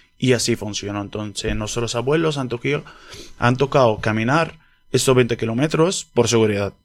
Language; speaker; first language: Spanish; non-native, fluent; Arabic